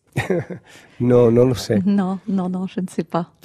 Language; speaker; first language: French; non-native, fluent; Spanish